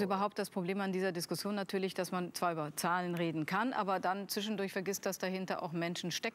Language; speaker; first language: German; native; German